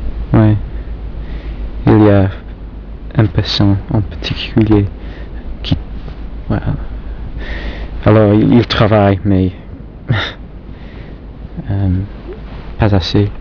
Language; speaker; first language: French; non-native, fluent; English